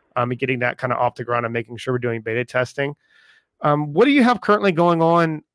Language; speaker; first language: English; native; English